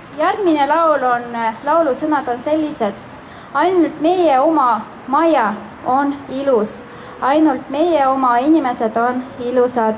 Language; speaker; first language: Estonian; non-native, fluent; Udmurt